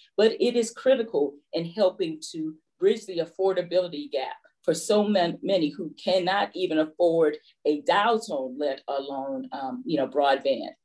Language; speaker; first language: English; native; English